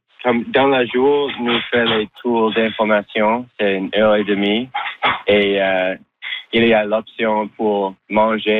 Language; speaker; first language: French; non-native, local second language; English